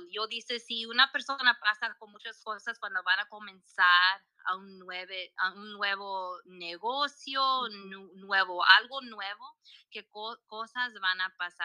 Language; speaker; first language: Spanish; early bilingual, heritage; Spanish